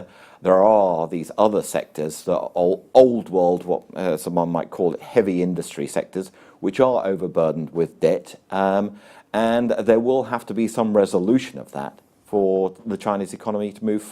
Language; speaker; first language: English; native; English